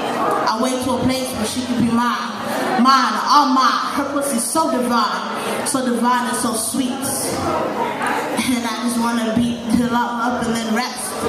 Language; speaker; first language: English; native; English